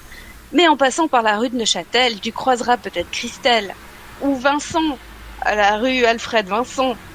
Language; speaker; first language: French; native; French